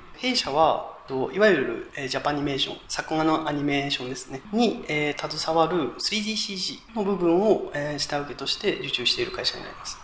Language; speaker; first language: Japanese; native; Japanese